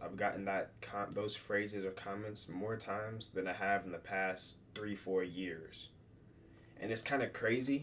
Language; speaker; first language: English; native; English